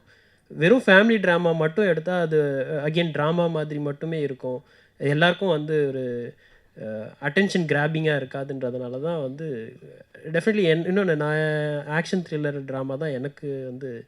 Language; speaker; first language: Tamil; native; Tamil